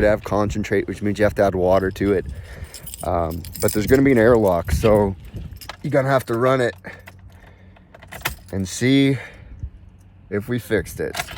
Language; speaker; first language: English; native; English